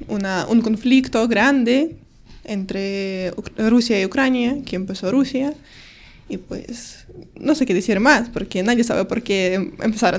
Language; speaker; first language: Spanish; non-native, learner; Ukrainian